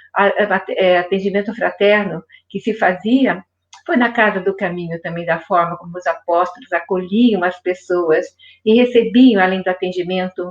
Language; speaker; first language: Portuguese; native; Portuguese